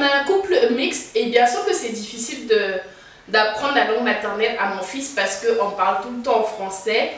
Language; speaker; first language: French; native; French